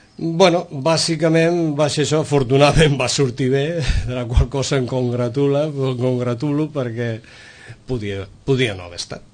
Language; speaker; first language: Catalan; non-native, local second language; Spanish